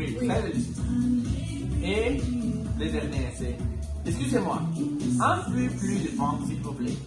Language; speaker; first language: French; non-native, learner; Spanish